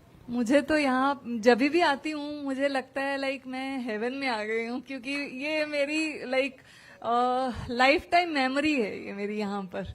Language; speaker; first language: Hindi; non-native, local second language; Punjabi